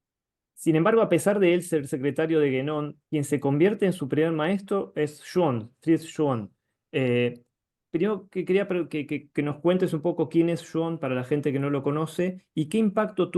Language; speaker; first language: Spanish; native; Spanish